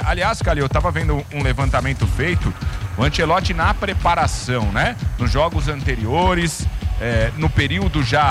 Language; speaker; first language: Portuguese; native; Portuguese